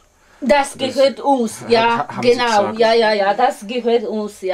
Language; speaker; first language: German; non-native, learner; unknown